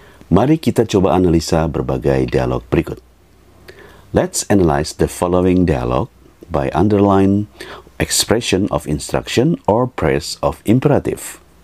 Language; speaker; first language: English; non-native, fluent; Indonesian